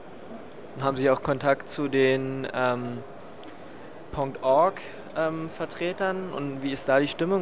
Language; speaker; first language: German; native; German